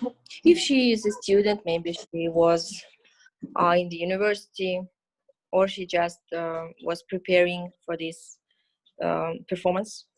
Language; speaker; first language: English; non-native, learner; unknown